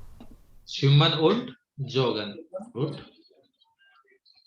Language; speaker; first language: German; non-native, fluent; Hindi